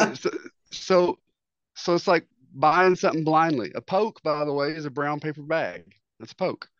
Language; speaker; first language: English; native; English